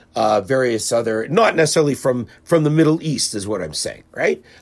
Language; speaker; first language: English; native; English